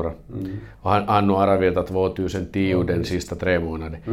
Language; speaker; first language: Swedish; non-native, fluent; Finnish